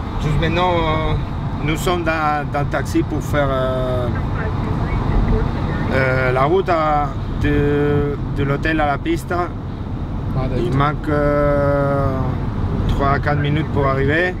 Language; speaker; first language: French; non-native, learner; Spanish